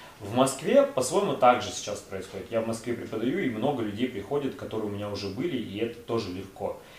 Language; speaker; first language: Russian; native; Russian